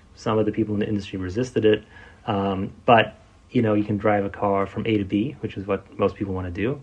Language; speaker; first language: English; native; English